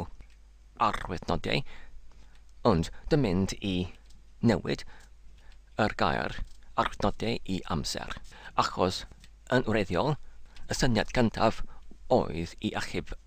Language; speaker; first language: Welsh; non-native, learner; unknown